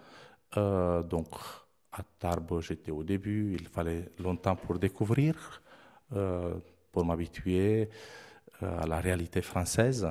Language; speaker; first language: French; non-native, fluent; Romanian